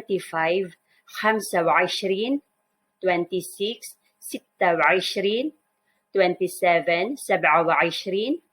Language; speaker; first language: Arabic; non-native, learner; Filipino